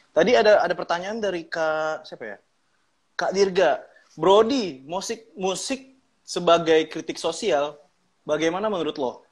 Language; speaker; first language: Indonesian; native; Indonesian